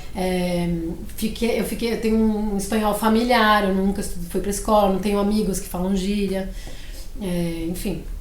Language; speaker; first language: Portuguese; early bilingual, other home language; Spanish